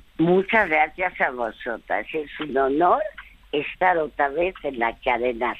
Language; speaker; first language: Spanish; early bilingual, other home language; French